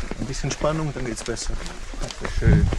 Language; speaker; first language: German; native; German